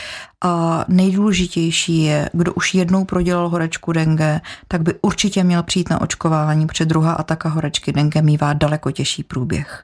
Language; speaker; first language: Czech; native; Czech